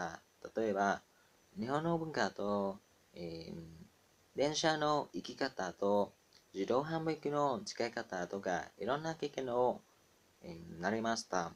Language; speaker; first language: Japanese; non-native, learner; Vietnamese